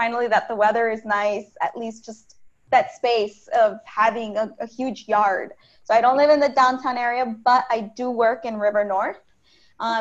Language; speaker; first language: English; native; English